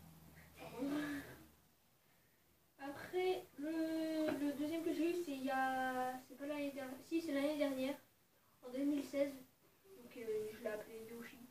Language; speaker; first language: French; native; French